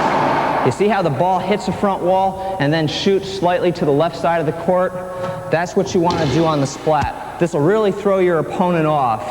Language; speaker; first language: English; native; English